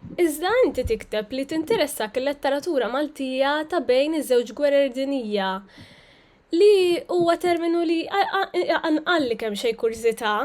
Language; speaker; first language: Maltese; native; Maltese